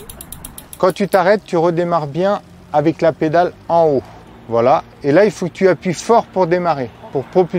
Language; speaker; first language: French; native; French